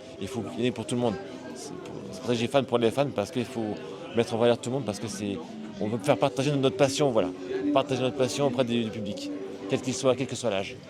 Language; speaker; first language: French; native; French